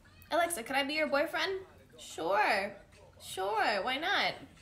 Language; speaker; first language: English; native; English